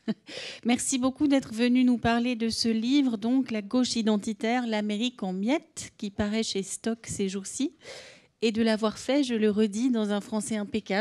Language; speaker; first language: French; native; French